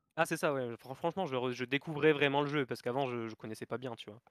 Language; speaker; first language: French; native; French